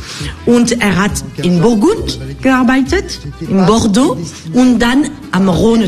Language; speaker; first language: German; non-native, fluent; French